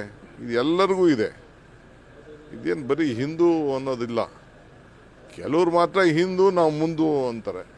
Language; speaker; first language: Kannada; native; Kannada